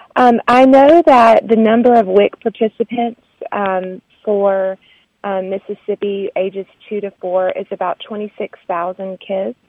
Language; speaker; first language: English; native; English